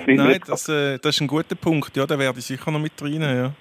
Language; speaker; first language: German; native; German